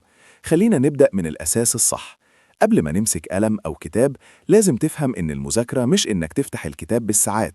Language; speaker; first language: Arabic; native; Arabic